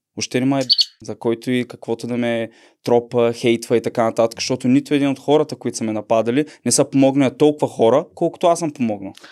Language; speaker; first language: Bulgarian; native; Bulgarian